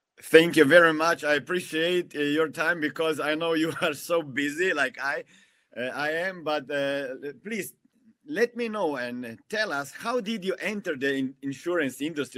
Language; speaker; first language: English; non-native, fluent; Slovenian